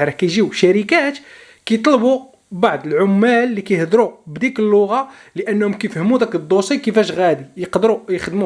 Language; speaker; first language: Arabic; native; Arabic